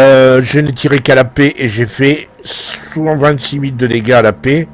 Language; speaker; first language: French; native; French